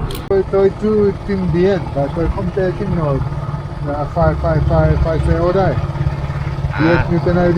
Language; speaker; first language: Vietnamese; non-native, learner; Hebrew